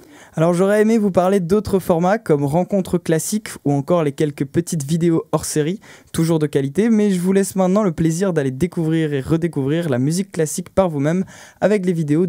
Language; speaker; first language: French; native; French